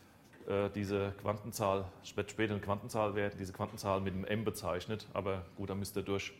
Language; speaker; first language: German; native; German